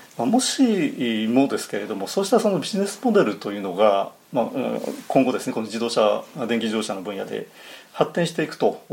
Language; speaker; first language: Japanese; native; Japanese